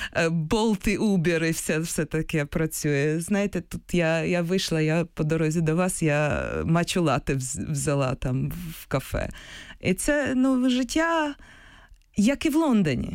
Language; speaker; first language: Ukrainian; early bilingual, heritage; Ukrainian